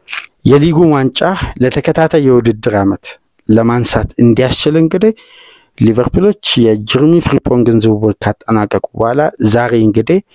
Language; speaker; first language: Amharic; native; Amharic